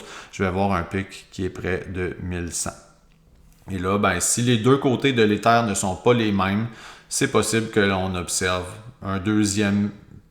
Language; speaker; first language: French; native; French